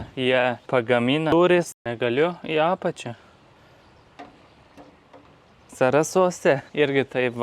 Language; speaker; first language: Lithuanian; non-native, learner; Turkish